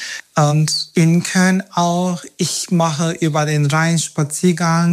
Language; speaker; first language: German; non-native, learner; Turkish